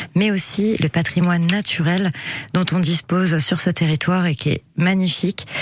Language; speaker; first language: French; native; French